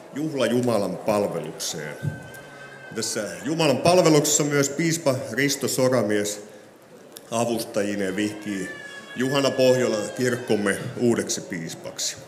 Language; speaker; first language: Finnish; native; Finnish